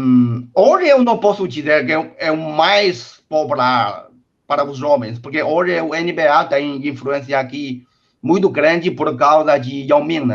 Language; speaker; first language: Portuguese; non-native, fluent; Chinese